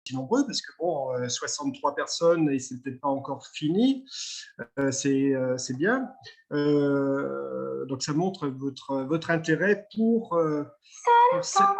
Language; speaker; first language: French; native; French